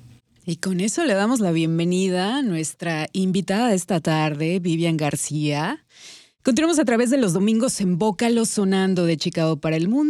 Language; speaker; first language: Spanish; native; Spanish